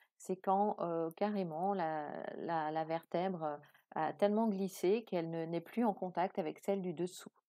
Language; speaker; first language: French; native; French